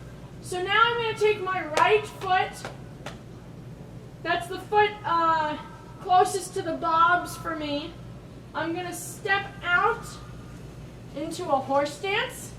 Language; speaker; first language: English; native; English